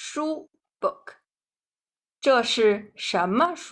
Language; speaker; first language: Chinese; non-native, fluent; Nepali